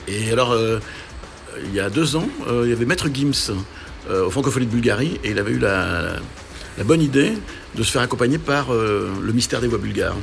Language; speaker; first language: French; non-native, local second language; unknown